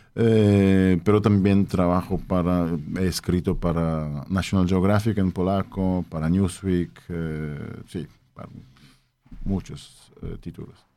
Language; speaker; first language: Spanish; non-native, fluent; Polish